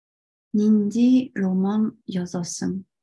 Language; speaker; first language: Japanese; non-native, fluent; Tatar